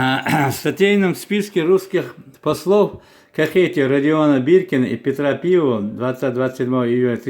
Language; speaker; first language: Russian; non-native, local second language; Chechen